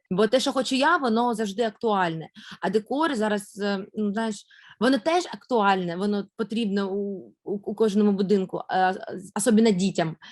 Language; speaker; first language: Ukrainian; non-native, local second language; Russian